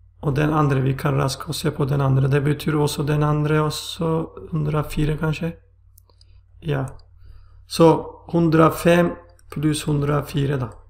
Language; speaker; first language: Swedish; non-native, fluent; Turkish